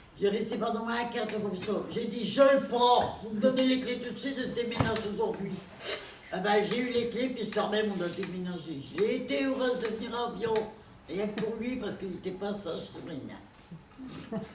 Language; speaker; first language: French; native; French